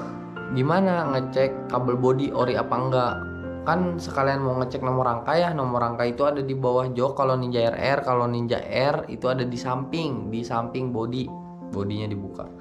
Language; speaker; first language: Indonesian; native; Indonesian